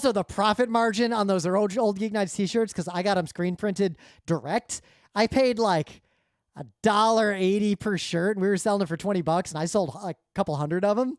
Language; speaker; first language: English; native; English